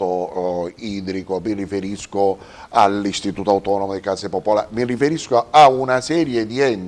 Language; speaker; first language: Italian; native; Italian